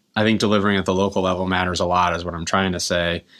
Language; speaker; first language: English; native; English